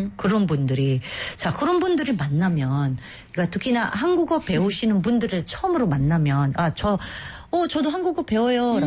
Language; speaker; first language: Korean; non-native, fluent; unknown